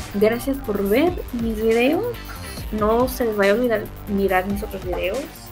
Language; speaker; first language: Spanish; early bilingual, heritage; Spanish